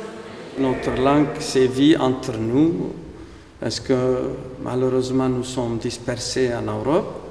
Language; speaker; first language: French; non-native, fluent; Aramaic